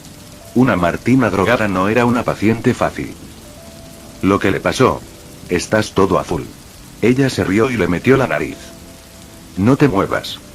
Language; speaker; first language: Spanish; native; Spanish